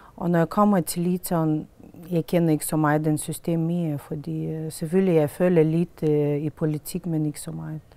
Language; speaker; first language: Danish; non-native, fluent; Lithuanian